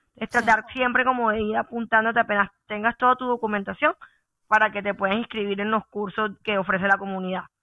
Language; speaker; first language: Spanish; native; Spanish